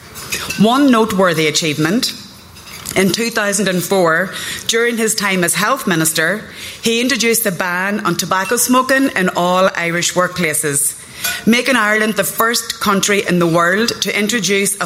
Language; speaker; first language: English; native; English